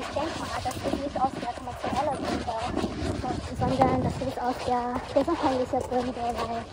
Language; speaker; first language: German; non-native, learner; Chinese